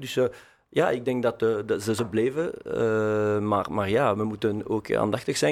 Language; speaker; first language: Dutch; non-native, local second language; French